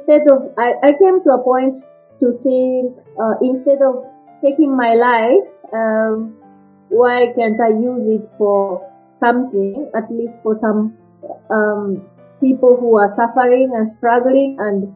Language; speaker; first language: English; non-native, fluent; Japanese